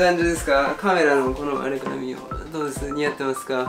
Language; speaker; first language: Japanese; native; Japanese